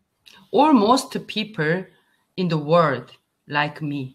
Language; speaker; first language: English; non-native, learner; Korean